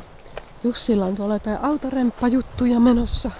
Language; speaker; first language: Finnish; native; Finnish